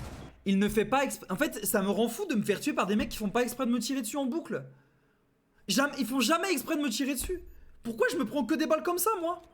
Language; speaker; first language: French; native; French